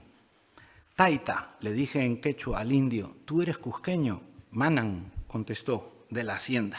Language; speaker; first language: Spanish; native; Spanish